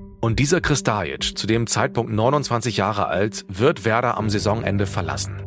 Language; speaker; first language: German; native; German